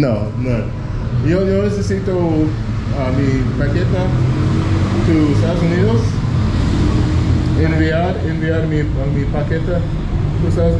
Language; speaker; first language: Spanish; non-native, learner; English